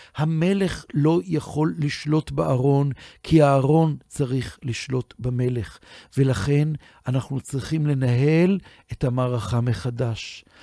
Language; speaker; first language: Hebrew; native; Hebrew